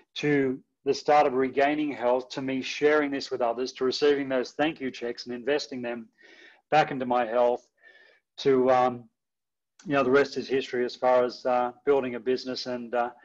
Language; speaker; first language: English; native; English